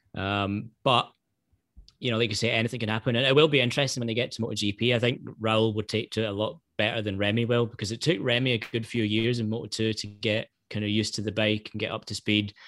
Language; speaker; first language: English; native; English